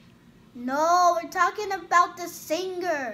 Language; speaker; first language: English; native; English